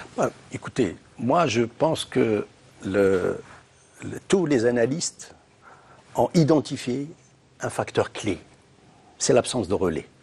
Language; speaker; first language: French; non-native, local second language; Arabic